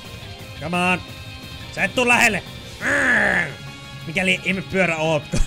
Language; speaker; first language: Finnish; native; Finnish